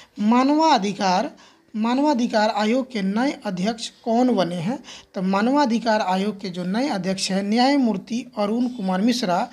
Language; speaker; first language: Hindi; native; Hindi